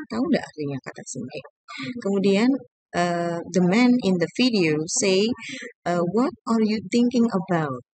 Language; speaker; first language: English; non-native, fluent; Indonesian